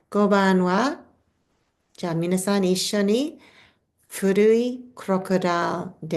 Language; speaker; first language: Japanese; non-native, fluent; English